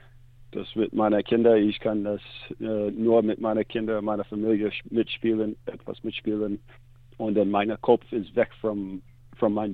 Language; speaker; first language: German; non-native, learner; English